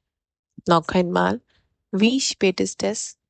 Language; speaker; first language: German; non-native, fluent; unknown